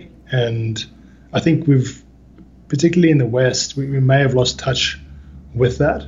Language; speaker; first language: English; native; English